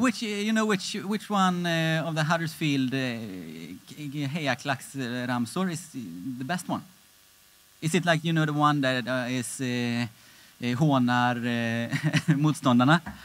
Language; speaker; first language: English; non-native, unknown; Swedish